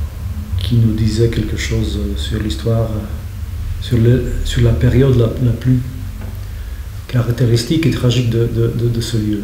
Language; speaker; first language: French; non-native, fluent; Polish